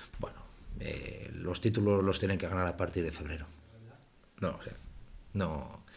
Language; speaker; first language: Spanish; native; Spanish